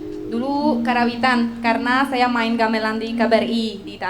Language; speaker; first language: Indonesian; non-native, fluent; Italian